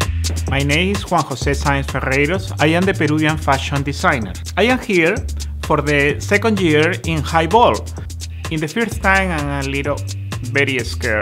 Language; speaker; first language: English; non-native, learner; Spanish